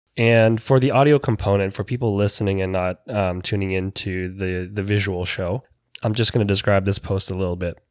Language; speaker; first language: English; native; English